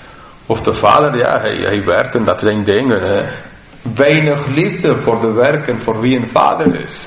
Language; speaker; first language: Dutch; non-native, fluent; English